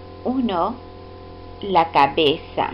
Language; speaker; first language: Spanish; non-native, fluent; English